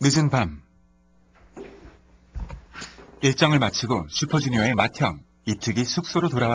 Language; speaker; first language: Korean; native; Korean